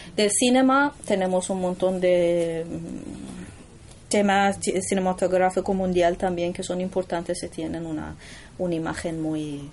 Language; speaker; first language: Spanish; non-native, learner; Persian